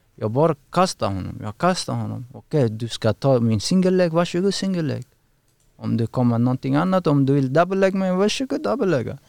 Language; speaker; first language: Swedish; non-native, learner; Persian